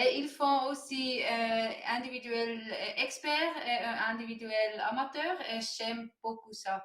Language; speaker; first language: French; non-native, learner; German